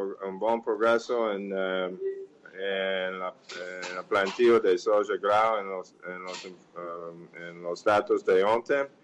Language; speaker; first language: Portuguese; non-native, fluent; English